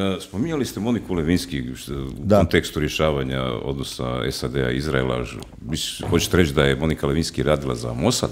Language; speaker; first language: Croatian; native; Croatian